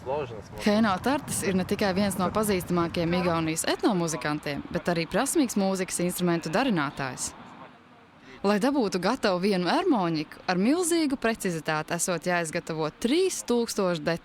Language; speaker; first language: Latvian; native; Latvian